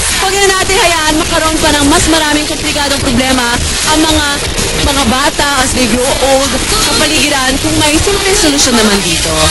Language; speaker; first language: Filipino; non-native, fluent; Korean